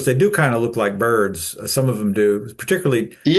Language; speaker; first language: English; native; English